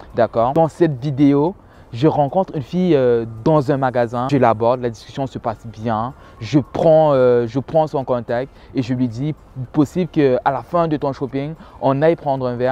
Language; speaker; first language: French; native; French